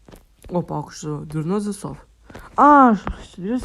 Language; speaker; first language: Russian; native; Russian